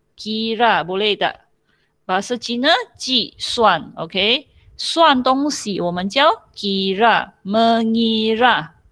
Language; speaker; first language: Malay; non-native, local second language; Chinese